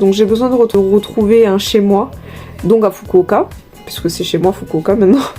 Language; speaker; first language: French; native; French